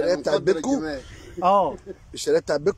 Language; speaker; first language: Arabic; native; Arabic